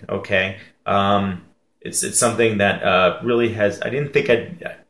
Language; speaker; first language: English; native; English